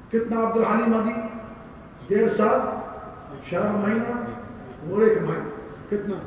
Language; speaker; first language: Urdu; non-native, learner; Arabic